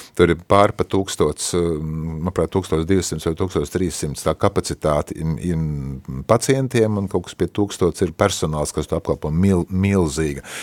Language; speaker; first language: Latvian; native; Latvian